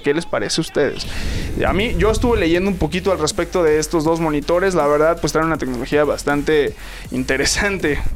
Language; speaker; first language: Spanish; native; Spanish